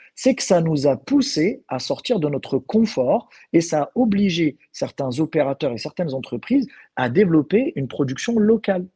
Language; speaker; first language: French; non-native, local second language; Arabic